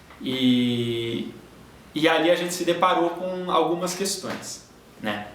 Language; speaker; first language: Portuguese; native; Portuguese